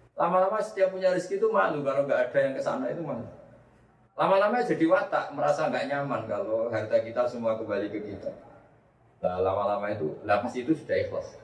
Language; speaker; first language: Indonesian; non-native, local second language; Javanese